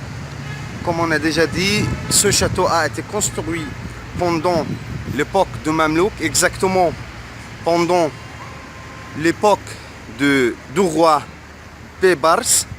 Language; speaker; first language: French; non-native, fluent; Arabic